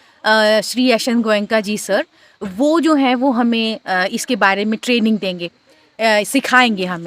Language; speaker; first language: Hindi; native; Hindi